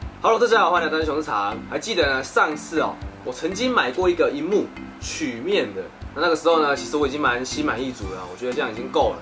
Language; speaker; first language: Chinese; native; Chinese